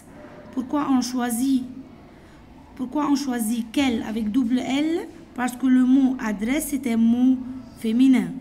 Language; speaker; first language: French; non-native, fluent; Arabic